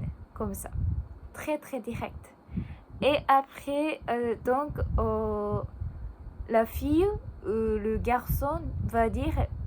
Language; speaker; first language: French; non-native, learner; Japanese